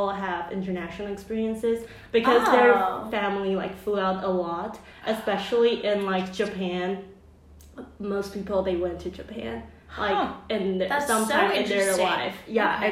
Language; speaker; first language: English; non-native, fluent; Chinese